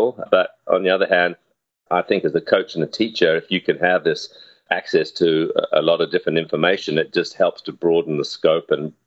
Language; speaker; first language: English; native; English